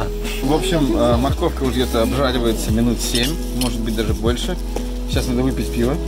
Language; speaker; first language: Russian; native; Russian